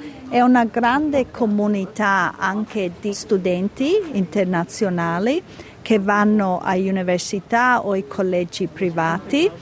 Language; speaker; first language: Italian; early bilingual, heritage; Italian